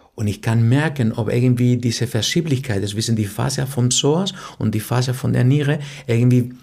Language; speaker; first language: German; non-native, fluent; Spanish